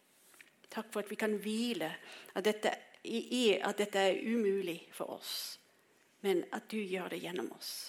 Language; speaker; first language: Norwegian; non-native, fluent; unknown